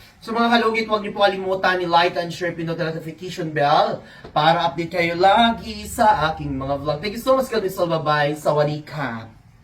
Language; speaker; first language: Filipino; non-native, local second language; Cebuano